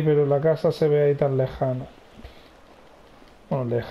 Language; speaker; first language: Spanish; native; Spanish